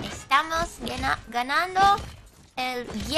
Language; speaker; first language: Spanish; non-native, learner; English